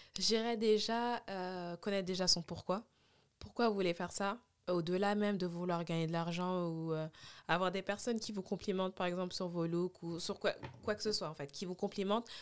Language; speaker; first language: French; native; French